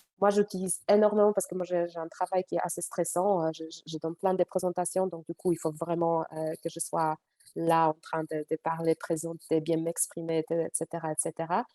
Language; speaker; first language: French; non-native, fluent; Polish